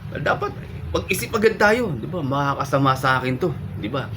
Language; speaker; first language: Filipino; native; Filipino